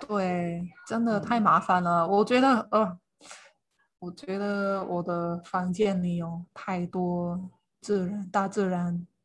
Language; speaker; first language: Chinese; non-native, fluent; English